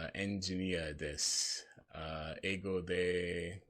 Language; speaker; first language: Japanese; non-native, learner; English